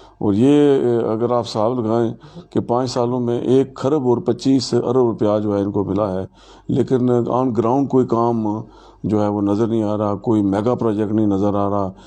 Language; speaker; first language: Urdu; non-native, local second language; Pahari-Potwari